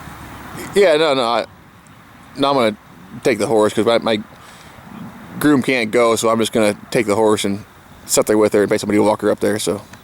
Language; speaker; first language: English; native; English